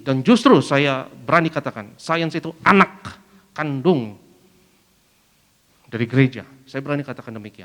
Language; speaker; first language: Indonesian; native; Indonesian